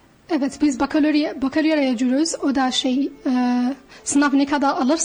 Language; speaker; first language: Turkish; non-native, fluent; Arabic